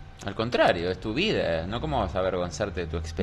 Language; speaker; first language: Spanish; native; Spanish